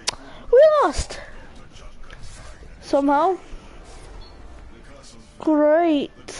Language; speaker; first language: English; native; English